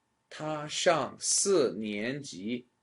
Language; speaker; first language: Chinese; non-native, fluent; English